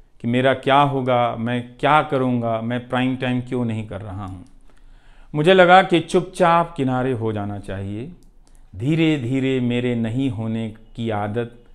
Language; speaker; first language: Hindi; non-native, local second language; Bhojpuri